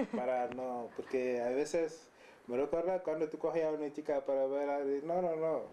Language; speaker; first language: Spanish; non-native, learner; Wolof